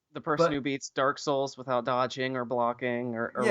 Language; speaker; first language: English; native; English